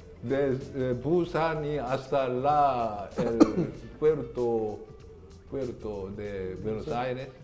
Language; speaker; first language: Spanish; non-native, learner; Korean